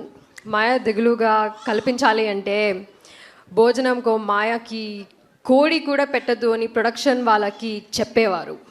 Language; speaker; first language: Telugu; non-native, learner; Malayalam